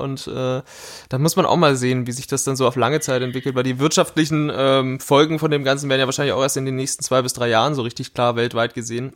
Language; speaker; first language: German; native; German